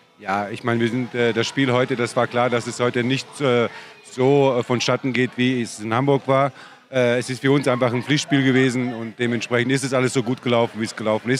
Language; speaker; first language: German; native; German